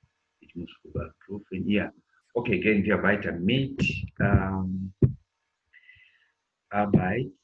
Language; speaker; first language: German; non-native, learner; English